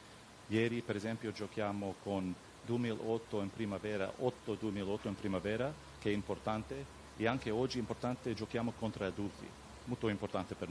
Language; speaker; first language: Italian; non-native, learner; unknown